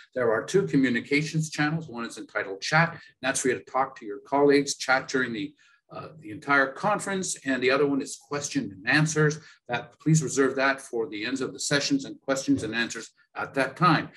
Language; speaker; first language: English; native; English